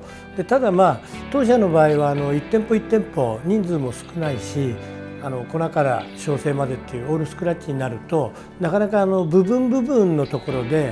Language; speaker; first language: Japanese; native; Japanese